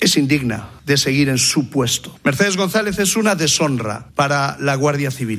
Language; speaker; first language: Spanish; native; Spanish